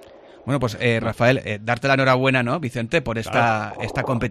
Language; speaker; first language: Spanish; native; Spanish